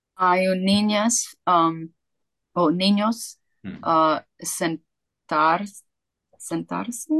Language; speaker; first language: Spanish; non-native, fluent; Russian